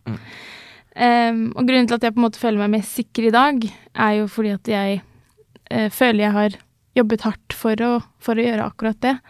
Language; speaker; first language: Norwegian; early bilingual, other home language; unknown